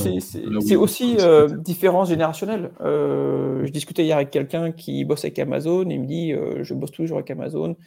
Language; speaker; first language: French; native; French